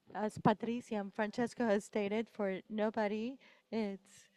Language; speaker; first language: English; non-native, fluent; Spanish